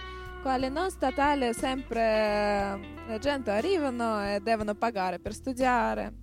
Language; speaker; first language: Italian; non-native, learner; Russian